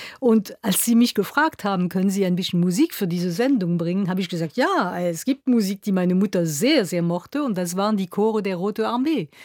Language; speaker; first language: German; non-native, local second language; French